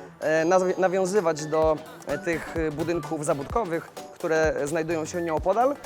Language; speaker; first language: Polish; native; Polish